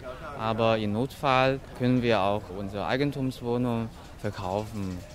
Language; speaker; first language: German; non-native, fluent; Chinese